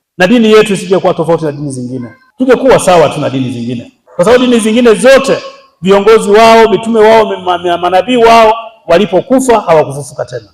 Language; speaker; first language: Swahili; native; Swahili